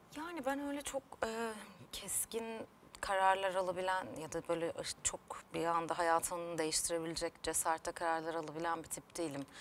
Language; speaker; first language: Turkish; native; Turkish